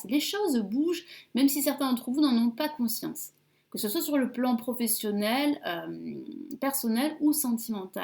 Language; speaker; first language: French; native; French